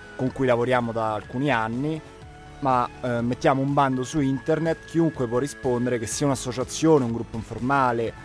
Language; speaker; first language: Italian; native; Italian